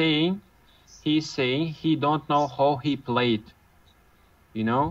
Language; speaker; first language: English; non-native, learner; Uzbek